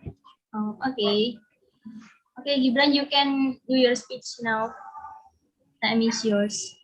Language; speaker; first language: English; non-native, learner; Indonesian